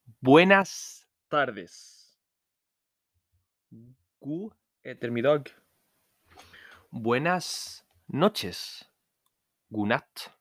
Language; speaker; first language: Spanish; non-native, fluent; Norwegian